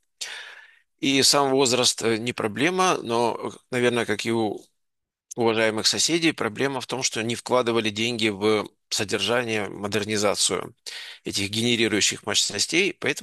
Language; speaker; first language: Russian; native; Russian